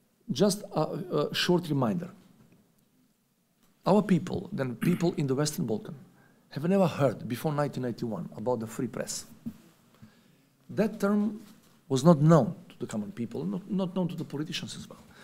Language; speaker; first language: English; non-native, fluent; Macedonian